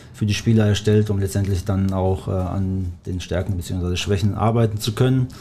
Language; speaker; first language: German; early bilingual, other home language; Albanian